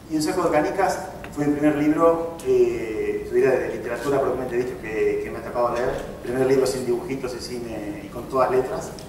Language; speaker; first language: Spanish; native; Spanish